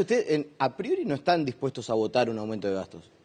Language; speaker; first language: Spanish; native; Spanish